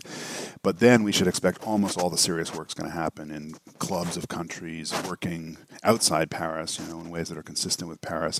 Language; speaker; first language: English; native; English